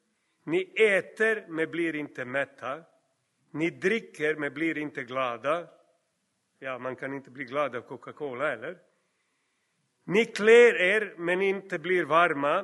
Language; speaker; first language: Swedish; non-native, fluent; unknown